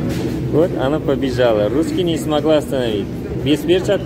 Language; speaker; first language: Russian; non-native, learner; Tajik